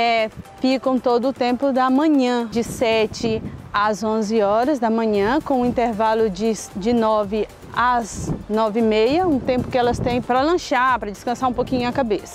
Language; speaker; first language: Portuguese; native; Portuguese